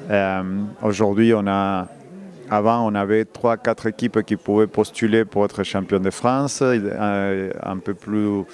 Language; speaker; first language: French; non-native, fluent; Spanish